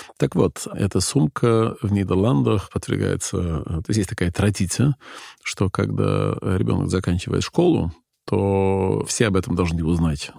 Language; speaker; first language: Russian; non-native, fluent; Dutch